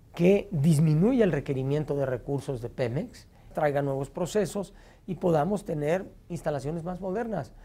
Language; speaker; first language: Spanish; native; Spanish